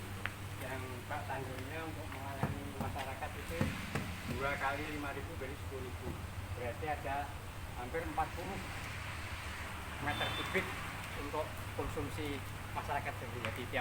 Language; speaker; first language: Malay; non-native, local second language; Javanese